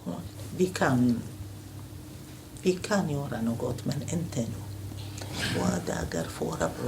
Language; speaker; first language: Swedish; non-native, learner; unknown